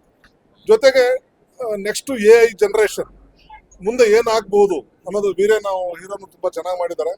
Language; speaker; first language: Kannada; native; Kannada